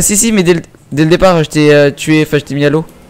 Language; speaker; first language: French; native; French